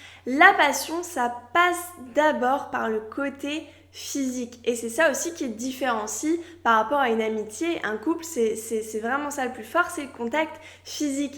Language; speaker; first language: French; native; French